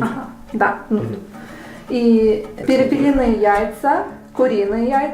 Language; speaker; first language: Russian; non-native, fluent; Uzbek